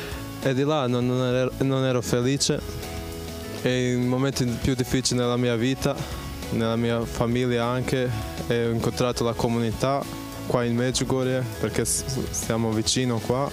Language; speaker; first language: Italian; non-native, fluent; Bosnian